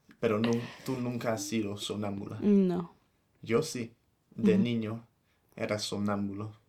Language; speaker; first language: Spanish; non-native, fluent; English